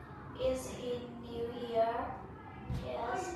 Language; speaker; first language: English; non-native, learner; Vietnamese